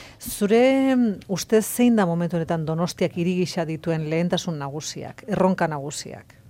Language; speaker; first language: Basque; native; Basque